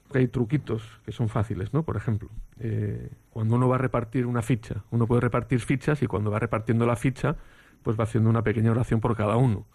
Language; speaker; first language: Spanish; native; Spanish